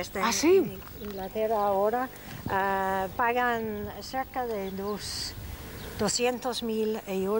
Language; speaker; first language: Spanish; non-native, learner; English